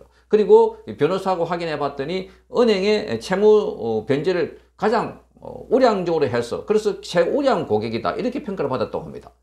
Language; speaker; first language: Korean; native; Korean